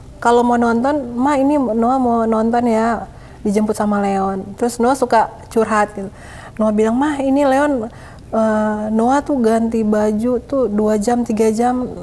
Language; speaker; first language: Indonesian; native; Indonesian